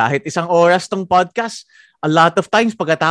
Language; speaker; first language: English; non-native, local second language; Filipino